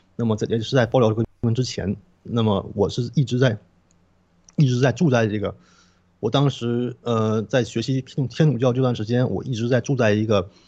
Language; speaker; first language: Chinese; non-native, local second language; Korean